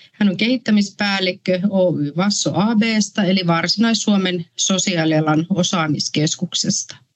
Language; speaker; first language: Finnish; native; Finnish